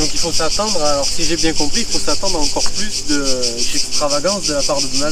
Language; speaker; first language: French; native; French